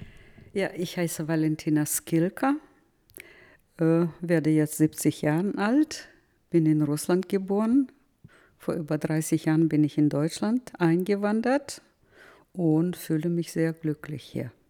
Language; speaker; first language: German; early bilingual, heritage; German